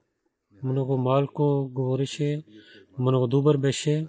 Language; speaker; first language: Bulgarian; non-native, learner; Urdu